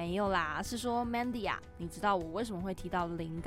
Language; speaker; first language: Chinese; native; Chinese